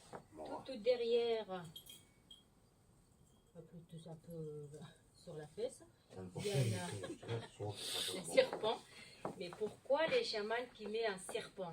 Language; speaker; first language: French; non-native, learner; Mongolian